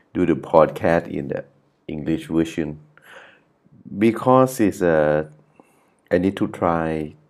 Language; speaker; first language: English; non-native, learner; Thai